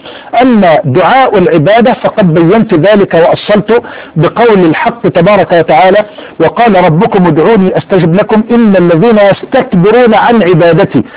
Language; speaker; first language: Arabic; native; Arabic